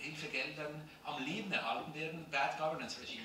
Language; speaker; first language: German; native; German